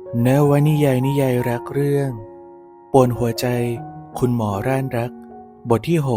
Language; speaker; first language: Thai; native; Thai